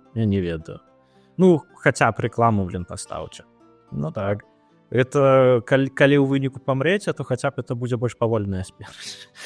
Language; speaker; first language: Belarusian; non-native, local second language; Russian